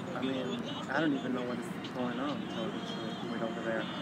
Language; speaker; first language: English; native; English